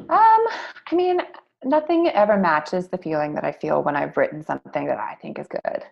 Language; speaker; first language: English; native; English